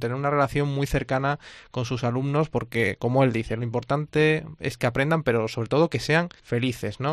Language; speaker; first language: Spanish; native; Spanish